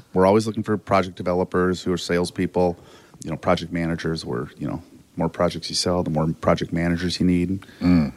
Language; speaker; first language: English; native; English